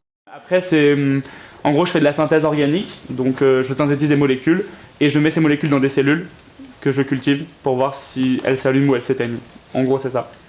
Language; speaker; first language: French; native; French